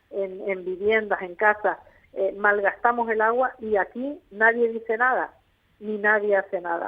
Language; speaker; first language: Spanish; native; Spanish